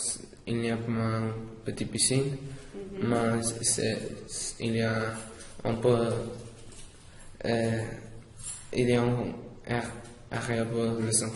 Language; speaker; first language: French; non-native, learner; English